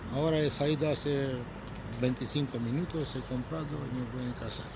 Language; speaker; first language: Spanish; non-native, learner; Romanian